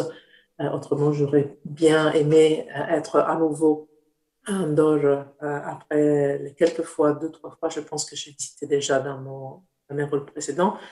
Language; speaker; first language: French; non-native, fluent; Italian